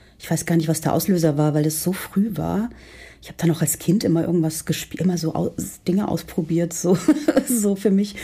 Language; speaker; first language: German; early bilingual, heritage; Portuguese